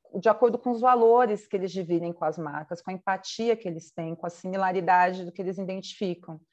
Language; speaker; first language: Portuguese; native; Portuguese